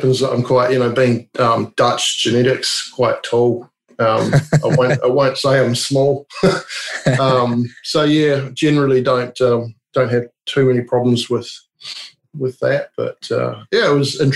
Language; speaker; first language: English; native; English